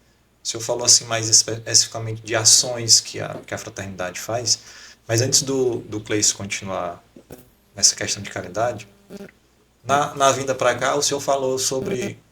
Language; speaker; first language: Portuguese; native; Portuguese